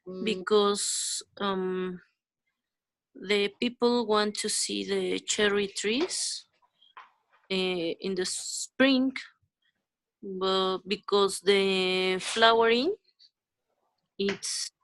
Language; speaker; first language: English; non-native, learner; Spanish